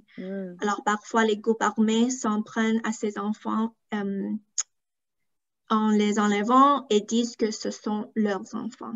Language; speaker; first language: French; non-native, fluent; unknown